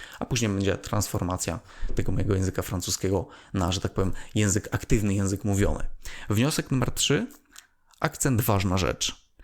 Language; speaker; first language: Polish; native; Polish